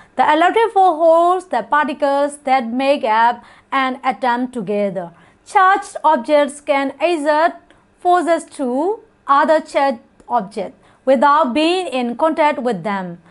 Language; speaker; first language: English; non-native, fluent; Burmese